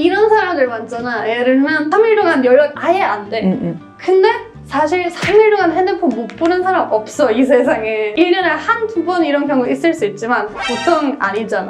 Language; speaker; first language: Korean; non-native, fluent; German